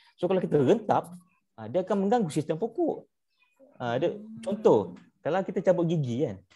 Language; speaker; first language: Malay; native; Malay